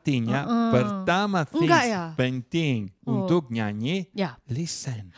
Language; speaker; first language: Indonesian; non-native, learner; Italian